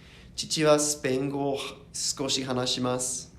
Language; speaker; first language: Japanese; non-native, learner; English